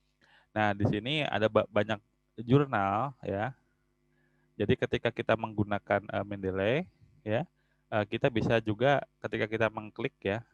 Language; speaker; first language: Indonesian; native; Indonesian